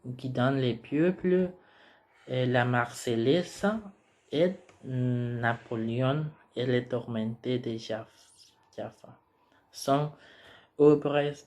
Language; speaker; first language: French; non-native, learner; Spanish